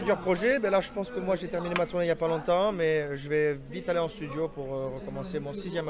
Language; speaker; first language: French; native; French